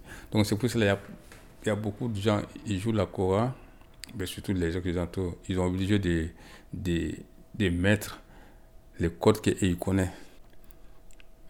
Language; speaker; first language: French; non-native, local second language; Bambara